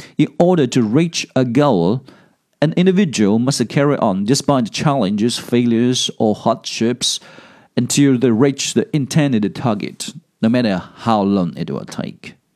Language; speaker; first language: English; non-native, fluent; Chinese